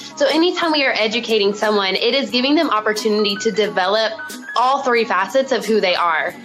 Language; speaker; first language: English; native; English